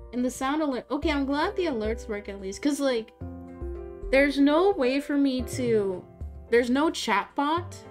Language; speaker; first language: English; native; English